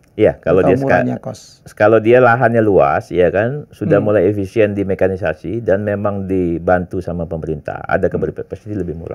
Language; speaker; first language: Indonesian; native; Indonesian